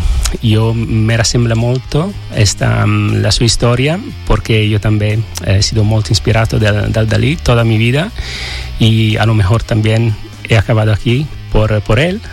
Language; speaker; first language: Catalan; non-native, learner; Italian